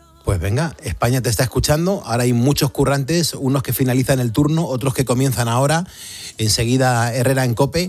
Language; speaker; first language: Spanish; native; Spanish